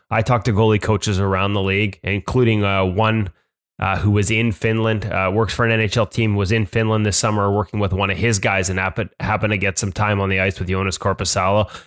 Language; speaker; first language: English; native; English